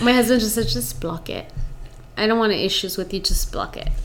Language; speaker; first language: English; early bilingual, other home language; Spanish